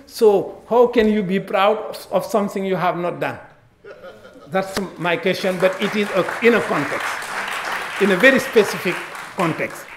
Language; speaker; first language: English; non-native, fluent; Wolof